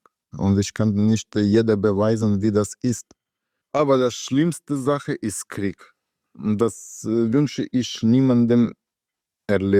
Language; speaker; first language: German; non-native, learner; Russian